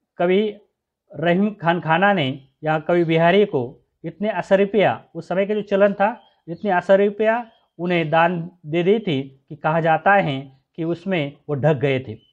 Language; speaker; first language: Hindi; non-native, local second language; Marathi